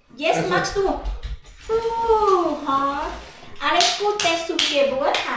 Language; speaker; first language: German; non-native, learner; Thai